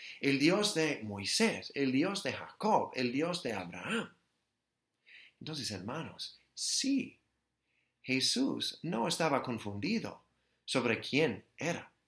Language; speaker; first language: Spanish; non-native, fluent; English